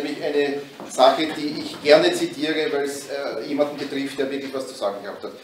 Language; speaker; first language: German; native; German